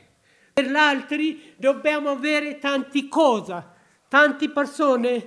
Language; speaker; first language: Italian; non-native, learner; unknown